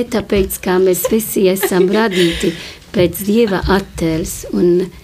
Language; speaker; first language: Latvian; non-native, learner; Maltese